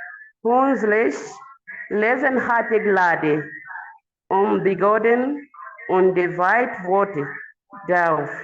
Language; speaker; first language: German; non-native, learner; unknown